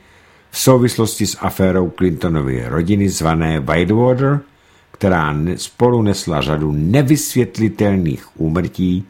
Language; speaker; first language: Czech; native; Czech